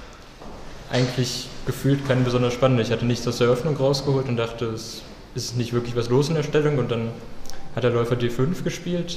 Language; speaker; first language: German; native; German